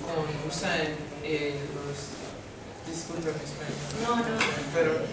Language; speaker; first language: Spanish; non-native, learner; English